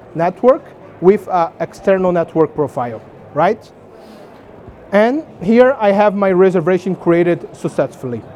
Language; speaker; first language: English; non-native, fluent; Portuguese